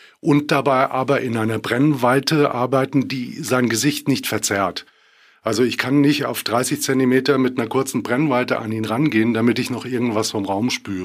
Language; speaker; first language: German; native; German